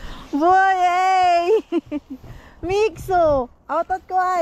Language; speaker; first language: Finnish; non-native, learner; Filipino